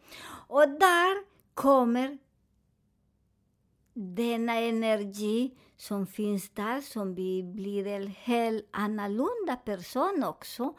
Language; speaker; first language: Swedish; non-native, fluent; Spanish